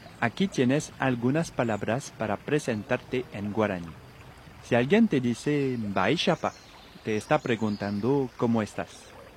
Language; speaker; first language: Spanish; non-native, fluent; French